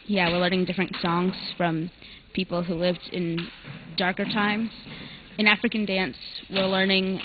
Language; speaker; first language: English; native; English